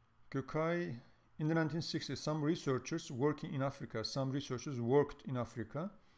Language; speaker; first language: English; non-native, fluent; Turkish